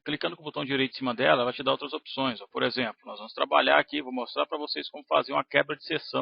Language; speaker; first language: Portuguese; native; Portuguese